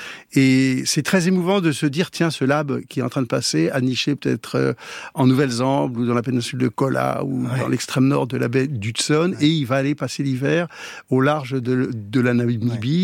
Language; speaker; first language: French; native; French